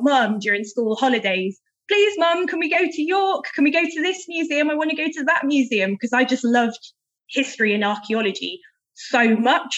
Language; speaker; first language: English; native; English